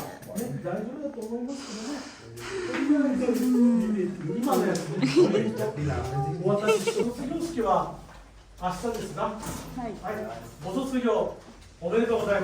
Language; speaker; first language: Japanese; native; Japanese